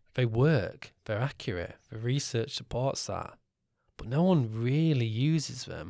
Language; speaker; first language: English; native; English